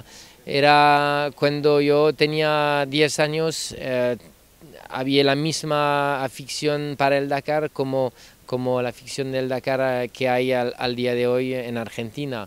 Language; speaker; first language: Spanish; non-native, fluent; French